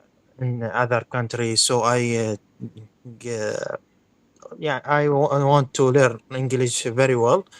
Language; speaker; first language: English; non-native, learner; Arabic